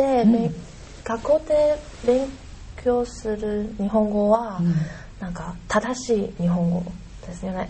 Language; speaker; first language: Japanese; non-native, learner; Chinese